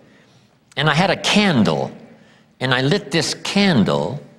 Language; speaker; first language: English; native; English